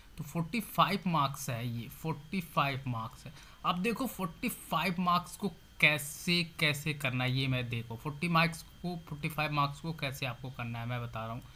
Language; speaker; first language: Hindi; native; Hindi